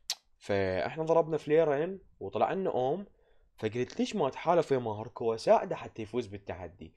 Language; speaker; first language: Arabic; native; Arabic